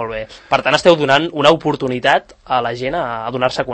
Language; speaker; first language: Catalan; native; Catalan